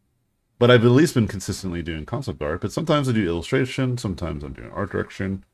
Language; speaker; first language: English; native; English